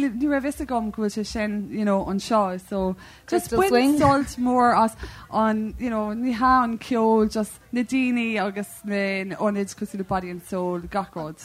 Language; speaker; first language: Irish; non-native, local second language; English